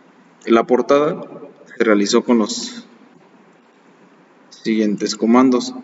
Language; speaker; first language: Spanish; native; Spanish